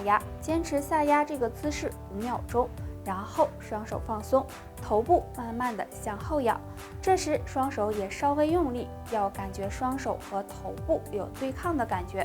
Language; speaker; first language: Chinese; native; Chinese